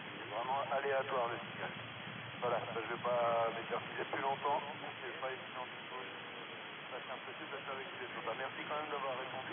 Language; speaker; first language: French; native; French